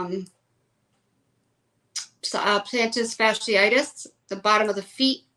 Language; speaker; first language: English; native; English